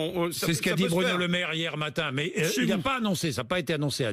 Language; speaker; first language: French; native; French